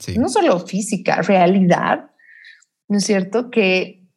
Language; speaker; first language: Spanish; native; Spanish